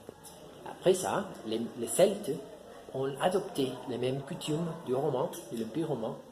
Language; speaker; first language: French; non-native, learner; Spanish